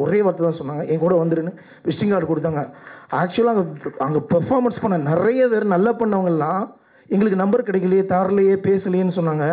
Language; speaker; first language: Tamil; native; Tamil